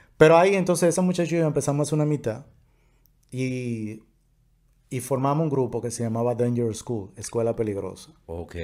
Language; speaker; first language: Spanish; native; Spanish